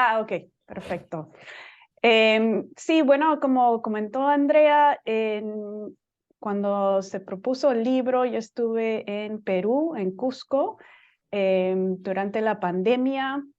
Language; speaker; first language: Spanish; non-native, fluent; English